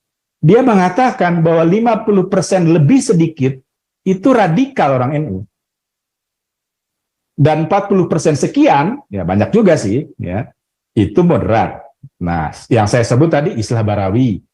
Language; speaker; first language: Indonesian; native; Indonesian